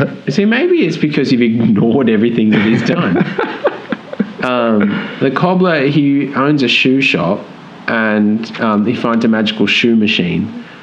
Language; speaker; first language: English; native; English